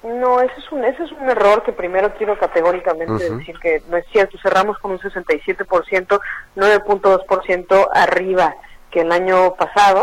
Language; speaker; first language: Spanish; native; Spanish